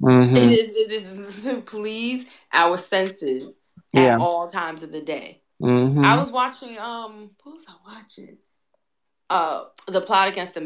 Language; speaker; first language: English; native; English